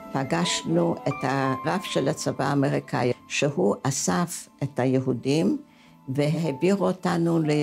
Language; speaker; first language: Hebrew; non-native, fluent; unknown